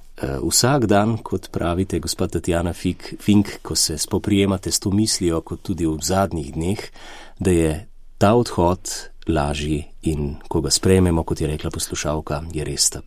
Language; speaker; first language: Slovenian; native; Slovenian